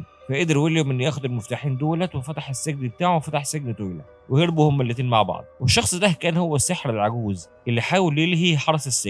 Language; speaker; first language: Arabic; native; Arabic